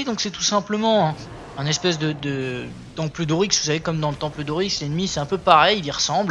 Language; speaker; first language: French; native; French